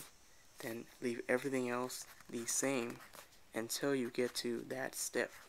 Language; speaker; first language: English; native; English